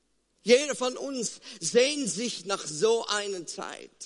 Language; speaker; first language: German; non-native, fluent; Afrikaans